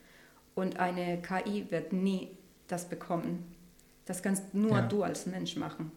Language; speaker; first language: German; non-native, learner; Spanish